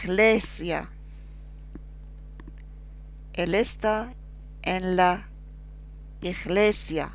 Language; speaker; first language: Spanish; non-native, fluent; Persian